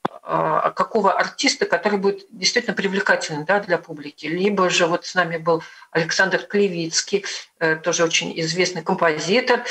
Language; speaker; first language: Russian; native; Russian